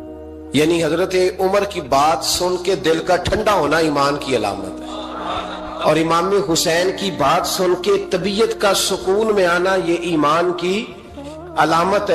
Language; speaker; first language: Urdu; native; Urdu